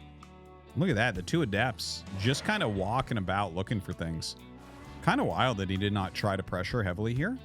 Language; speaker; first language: English; native; English